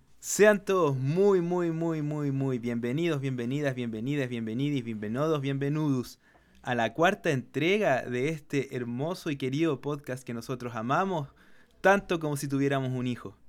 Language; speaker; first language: Spanish; native; Spanish